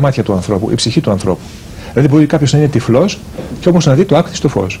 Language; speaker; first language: Greek; native; Greek